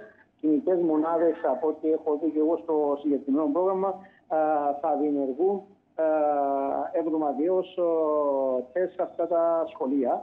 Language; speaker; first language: Greek; native; Greek